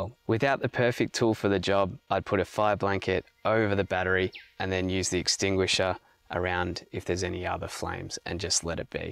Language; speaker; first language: English; native; English